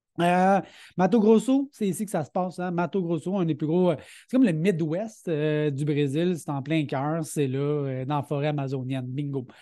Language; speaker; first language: French; native; French